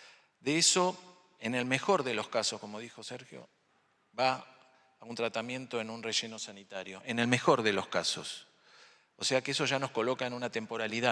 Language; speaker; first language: Spanish; native; Spanish